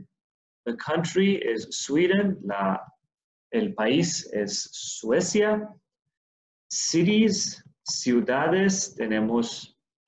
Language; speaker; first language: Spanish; non-native, fluent; Swedish